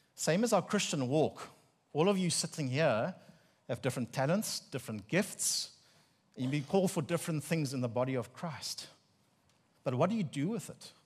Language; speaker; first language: English; non-native, local second language; Afrikaans